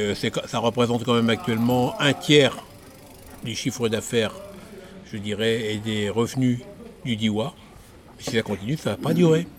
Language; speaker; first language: French; native; French